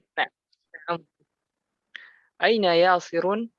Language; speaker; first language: Arabic; non-native, learner; Indonesian